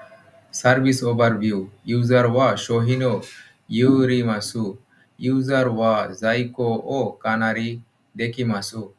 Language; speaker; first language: Japanese; non-native, learner; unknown